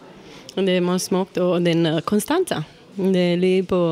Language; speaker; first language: Danish; non-native, fluent; Romanian